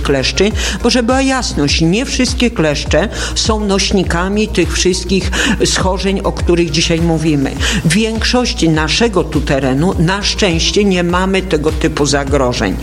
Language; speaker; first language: Polish; native; Polish